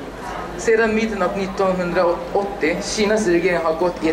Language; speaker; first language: Swedish; non-native, learner; Uyghur